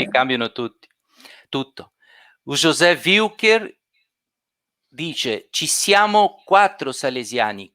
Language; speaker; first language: Italian; non-native, fluent; Portuguese